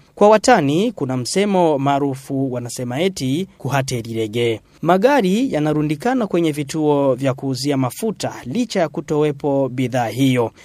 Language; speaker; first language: Swahili; non-native, local second language; Rundi